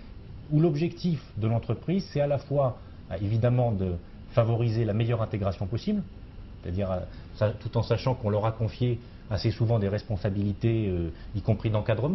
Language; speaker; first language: French; native; French